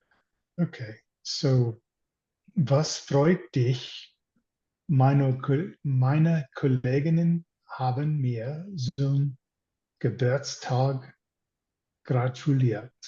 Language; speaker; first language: German; non-native, learner; English